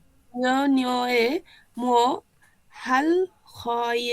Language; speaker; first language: Korean; non-native, learner; Bangla